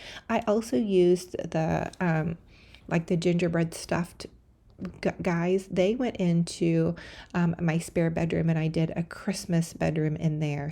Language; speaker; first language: English; native; English